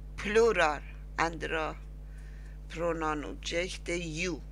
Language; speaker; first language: English; non-native, learner; Persian